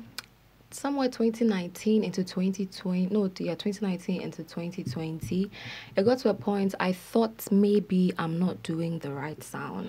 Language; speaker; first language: English; non-native, local second language; Akan